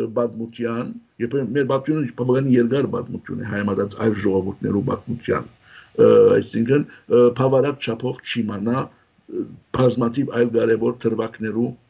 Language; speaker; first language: Armenian; early bilingual, heritage; Armenian